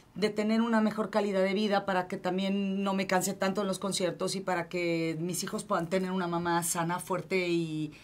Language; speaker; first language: Spanish; native; Spanish